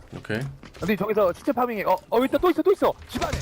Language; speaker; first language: Korean; native; Korean